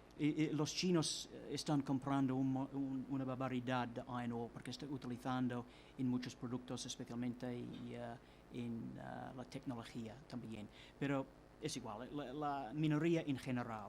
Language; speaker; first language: Spanish; non-native, fluent; English